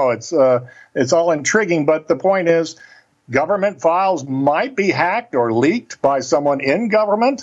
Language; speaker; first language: English; native; English